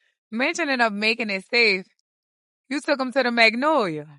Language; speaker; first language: English; native; English